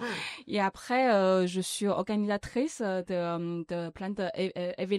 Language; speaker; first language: French; non-native, learner; Chinese